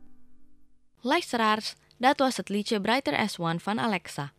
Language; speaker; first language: Dutch; non-native, fluent; Indonesian